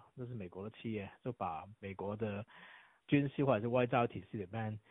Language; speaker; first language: Chinese; non-native, fluent; Cantonese